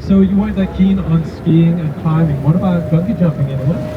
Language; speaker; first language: English; non-native, fluent; Danish